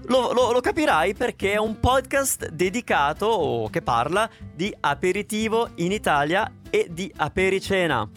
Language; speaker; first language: Italian; native; Italian